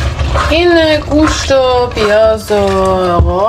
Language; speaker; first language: Persian; non-native, learner; Norwegian